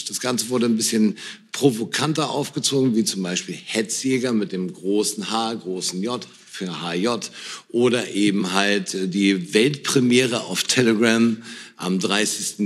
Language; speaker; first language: German; native; German